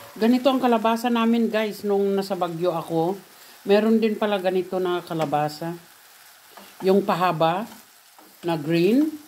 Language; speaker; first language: Filipino; non-native, local second language; Iloko